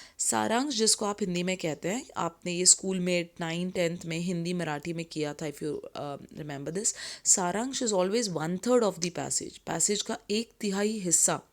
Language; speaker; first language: Hindi; native; Hindi